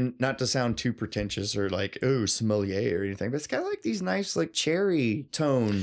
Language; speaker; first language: English; native; English